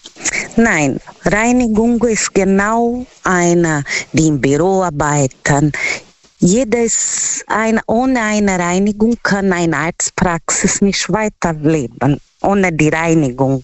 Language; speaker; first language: German; non-native, learner; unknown